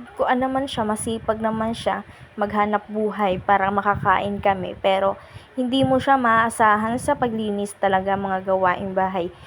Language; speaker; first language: Filipino; non-native, local second language; Waray